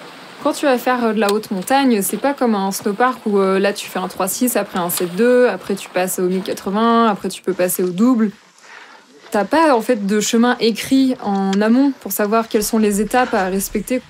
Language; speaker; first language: French; native; French